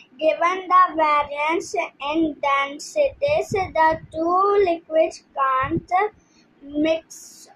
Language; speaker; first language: English; non-native, local second language; Hindi